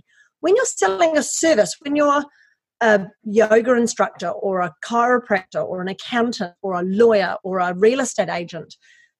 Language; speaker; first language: English; native; English